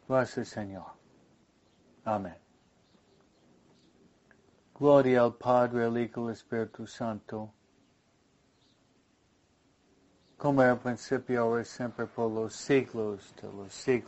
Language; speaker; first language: Spanish; non-native, fluent; English